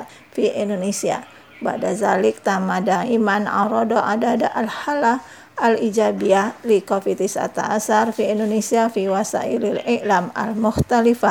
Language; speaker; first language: Arabic; non-native, fluent; Indonesian